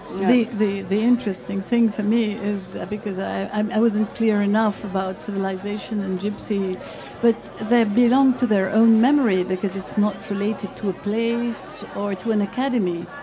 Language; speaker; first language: English; non-native, fluent; French